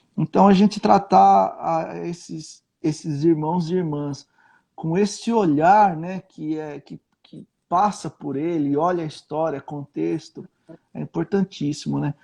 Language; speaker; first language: Portuguese; native; Portuguese